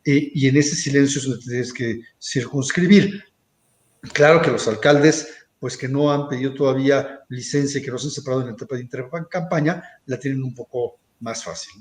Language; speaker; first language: Spanish; native; Spanish